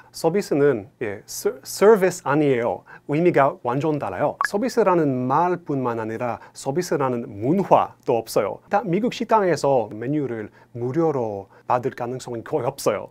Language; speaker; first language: Korean; non-native, fluent; English